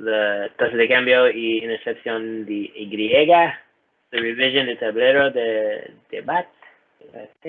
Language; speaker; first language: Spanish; non-native, learner; English